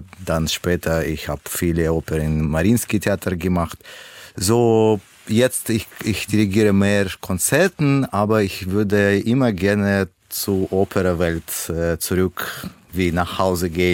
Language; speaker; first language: German; non-native, fluent; Russian